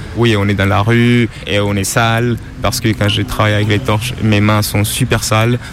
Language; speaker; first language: French; non-native, fluent; Spanish